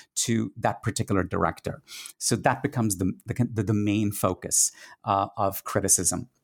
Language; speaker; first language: English; non-native, local second language; Tamil